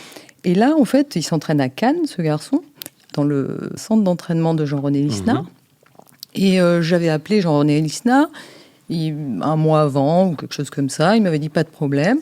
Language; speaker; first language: French; native; French